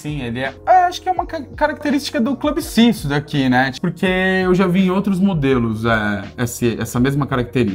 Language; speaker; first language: Portuguese; native; Portuguese